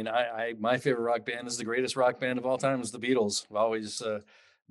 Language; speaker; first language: English; native; English